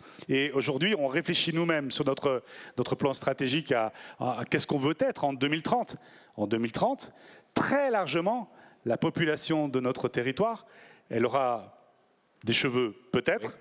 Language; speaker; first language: French; native; French